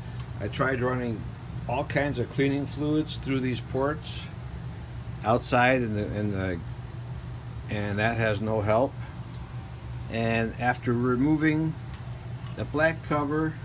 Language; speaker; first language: English; native; English